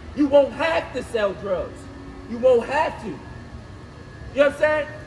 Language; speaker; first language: English; native; English